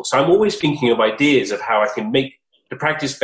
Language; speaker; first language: English; native; English